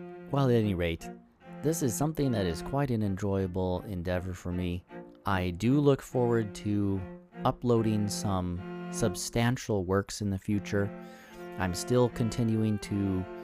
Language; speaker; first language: English; native; English